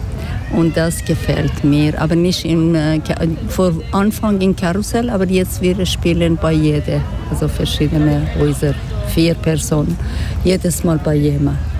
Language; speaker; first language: German; non-native, learner; Persian